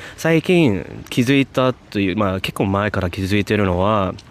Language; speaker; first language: Japanese; non-native, fluent; English